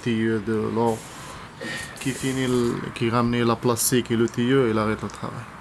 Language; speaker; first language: French; non-native, learner; Arabic